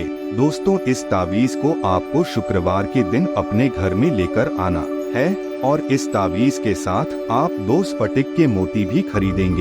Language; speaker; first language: Hindi; native; Hindi